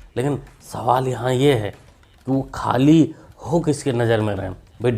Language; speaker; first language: Hindi; native; Hindi